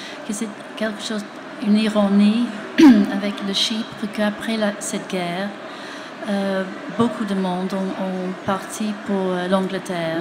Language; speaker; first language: French; non-native, fluent; English